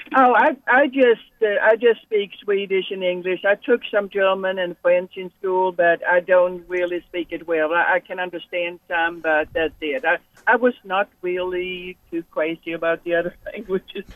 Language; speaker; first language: English; non-native, fluent; Swedish